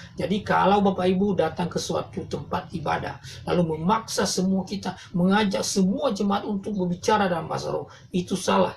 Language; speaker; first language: Indonesian; non-native, local second language; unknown